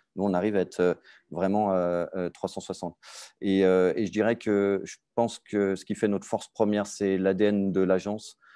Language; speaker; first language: French; native; French